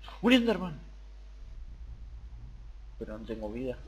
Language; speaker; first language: Spanish; native; Spanish